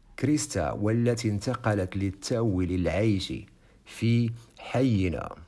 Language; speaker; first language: Arabic; non-native, fluent; Indonesian